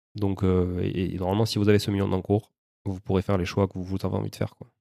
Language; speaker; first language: French; native; French